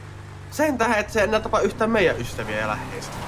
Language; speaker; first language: Finnish; native; Finnish